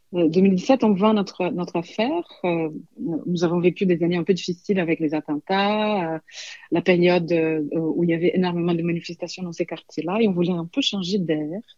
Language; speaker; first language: French; non-native, fluent; Portuguese